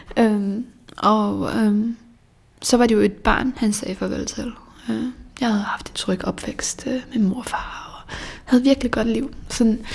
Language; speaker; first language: Danish; early bilingual, other home language; Bosnian